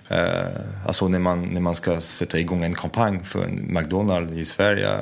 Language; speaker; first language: Swedish; non-native, fluent; French